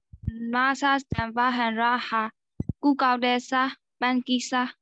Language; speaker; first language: Finnish; non-native, learner; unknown